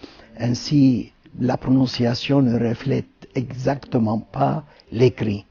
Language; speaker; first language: French; non-native, fluent; Turkish